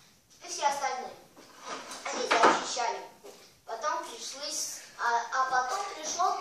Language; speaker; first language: Russian; non-native, learner; Armenian